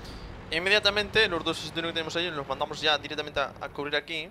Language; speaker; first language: Spanish; native; Spanish